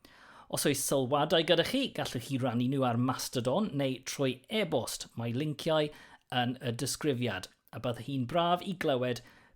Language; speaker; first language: Welsh; non-native, local second language; English